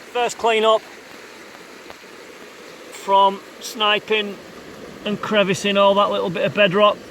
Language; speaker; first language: English; native; English